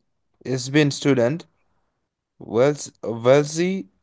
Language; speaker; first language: German; non-native, learner; Bangla